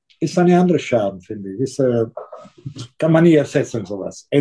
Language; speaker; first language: German; non-native, fluent; Italian